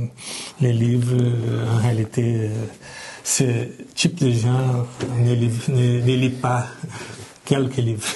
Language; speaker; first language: French; non-native, learner; Portuguese